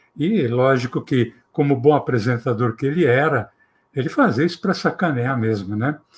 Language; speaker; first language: Portuguese; native; Portuguese